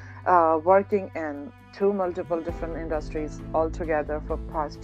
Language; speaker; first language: English; non-native, local second language; Hindi